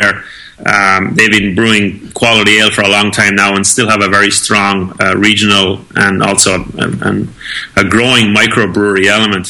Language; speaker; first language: English; native; English